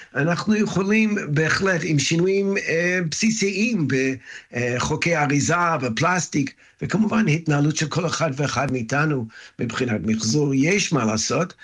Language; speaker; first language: Hebrew; non-native, fluent; English